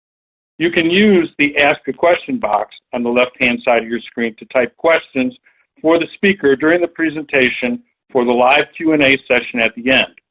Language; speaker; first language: English; native; English